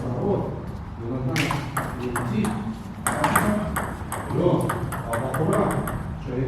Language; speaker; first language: Hebrew; non-native, learner; Russian